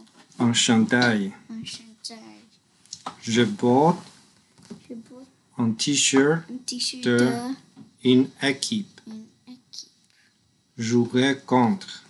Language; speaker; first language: French; non-native, learner; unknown